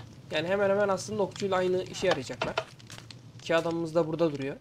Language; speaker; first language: Turkish; native; Turkish